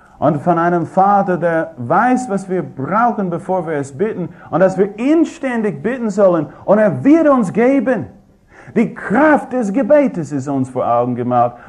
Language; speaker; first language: German; non-native, fluent; English